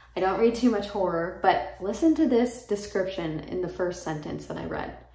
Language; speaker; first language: English; native; English